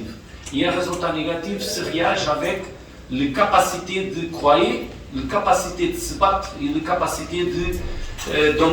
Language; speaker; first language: French; non-native, fluent; Portuguese